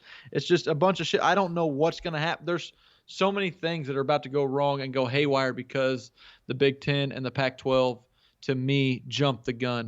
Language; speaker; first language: English; native; English